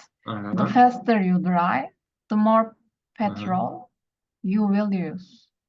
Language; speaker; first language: English; non-native, learner; Turkish